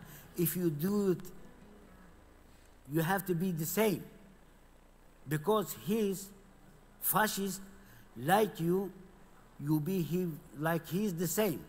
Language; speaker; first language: English; non-native, learner; Kurdish